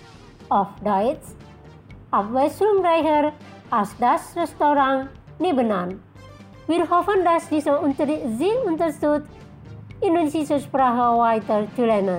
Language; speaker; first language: German; non-native, fluent; Indonesian